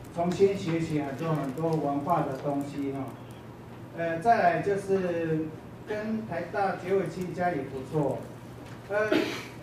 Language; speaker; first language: Chinese; native; Chinese